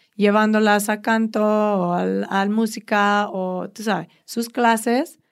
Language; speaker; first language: Spanish; early bilingual, heritage; Spanish